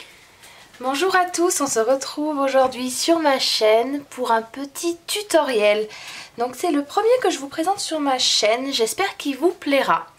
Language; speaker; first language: French; native; French